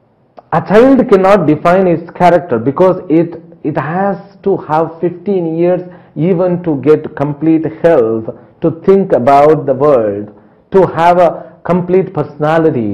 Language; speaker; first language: English; non-native, local second language; Telugu